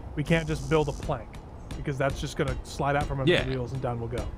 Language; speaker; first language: English; native; English